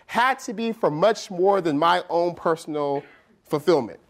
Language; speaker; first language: English; native; English